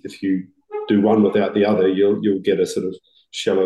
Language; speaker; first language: English; native; English